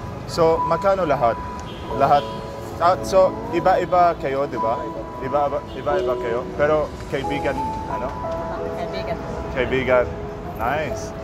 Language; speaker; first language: Filipino; non-native, learner; Arabic